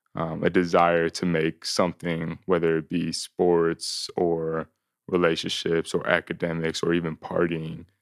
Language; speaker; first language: English; native; English